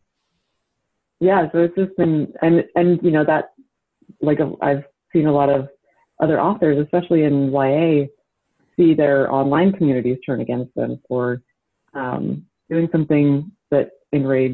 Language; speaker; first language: English; native; English